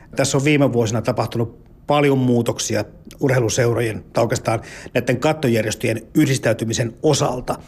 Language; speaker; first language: Finnish; native; Finnish